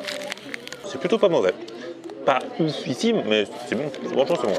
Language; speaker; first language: French; native; French